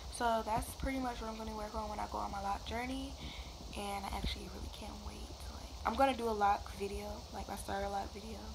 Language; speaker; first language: English; native; English